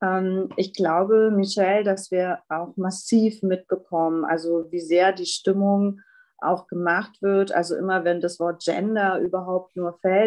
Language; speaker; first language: German; native; German